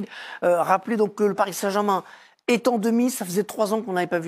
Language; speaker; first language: French; native; French